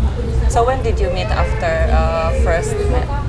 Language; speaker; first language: English; non-native, learner; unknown